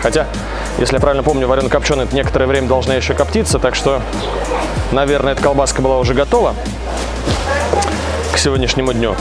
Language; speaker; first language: Russian; native; Russian